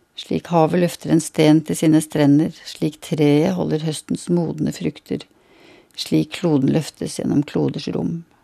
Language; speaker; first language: Norwegian; native; Norwegian